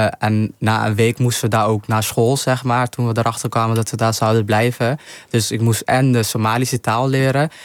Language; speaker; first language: Dutch; early bilingual, other home language; Somali